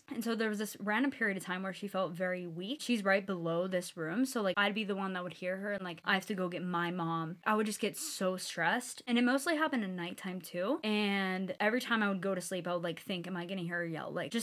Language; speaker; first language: English; native; English